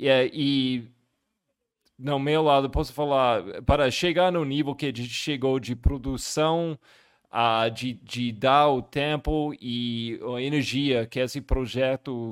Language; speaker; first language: Portuguese; non-native, fluent; English